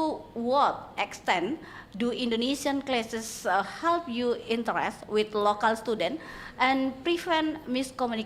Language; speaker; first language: English; non-native, learner; Indonesian